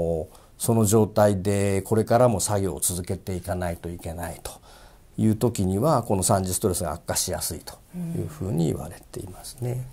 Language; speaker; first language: Japanese; native; Japanese